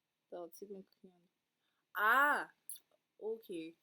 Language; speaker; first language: Korean; non-native, learner; English